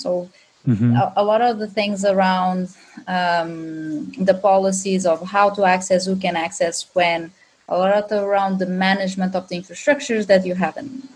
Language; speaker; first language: English; non-native, fluent; Portuguese